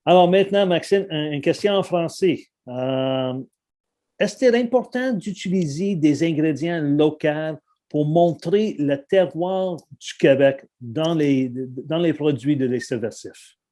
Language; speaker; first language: French; non-native, learner; English